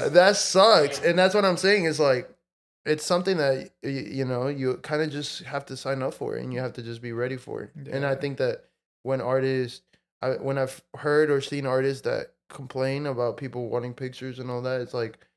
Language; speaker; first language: English; early bilingual, other home language; Spanish